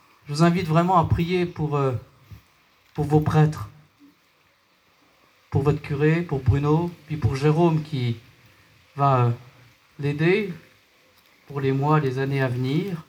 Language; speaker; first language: French; native; French